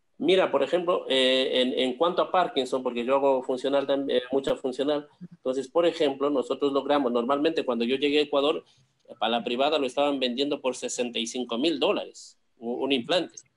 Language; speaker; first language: Spanish; native; Spanish